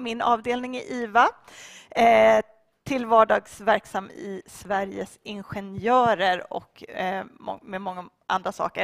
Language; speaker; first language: Swedish; native; Swedish